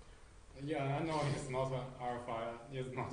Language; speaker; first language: English; non-native, learner; Chinese